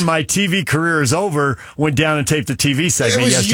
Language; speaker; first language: English; native; English